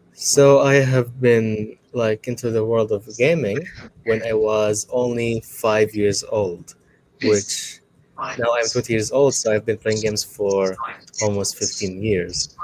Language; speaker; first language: English; non-native, fluent; Arabic